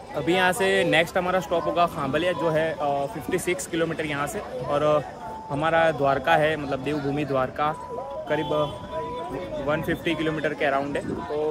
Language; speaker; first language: Hindi; non-native, local second language; Gujarati